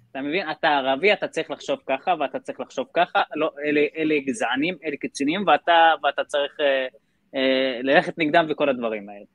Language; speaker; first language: Hebrew; non-native, local second language; Arabic